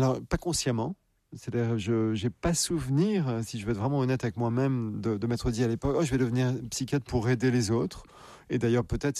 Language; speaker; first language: French; native; French